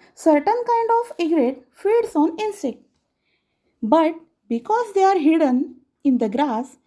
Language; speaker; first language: English; non-native, local second language; Marathi